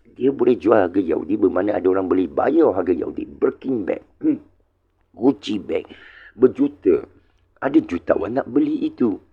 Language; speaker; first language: Malay; non-native, local second language; Chinese